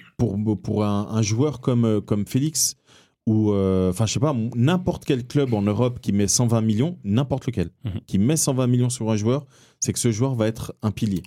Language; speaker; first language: French; early bilingual, other home language; Portuguese